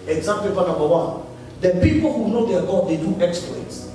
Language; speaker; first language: English; non-native, local second language; Swahili